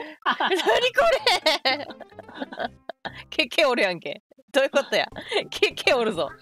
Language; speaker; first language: Japanese; native; Japanese